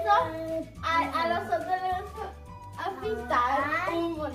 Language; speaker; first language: Spanish; early bilingual, heritage; Spanish